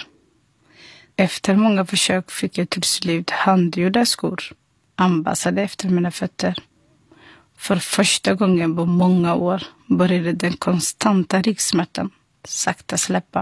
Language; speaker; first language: Swedish; non-native, fluent; Somali